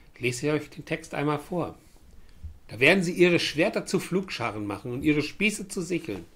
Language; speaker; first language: German; native; German